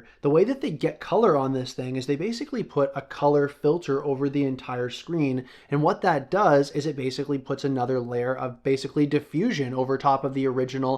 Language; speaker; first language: English; native; English